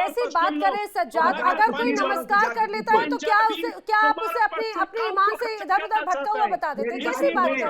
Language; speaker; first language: Hindi; native; Hindi